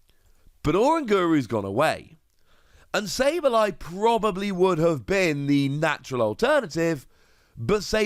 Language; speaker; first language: English; native; English